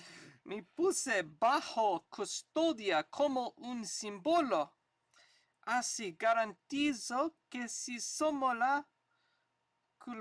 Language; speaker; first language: Spanish; non-native, learner; English